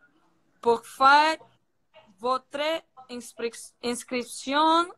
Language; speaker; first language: French; non-native, learner; Portuguese